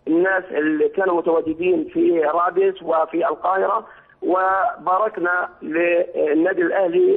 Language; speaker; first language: Arabic; native; Arabic